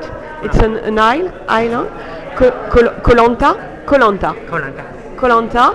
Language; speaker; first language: English; non-native, learner; French